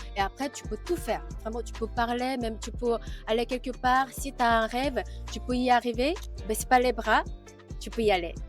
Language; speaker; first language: French; non-native, fluent; Korean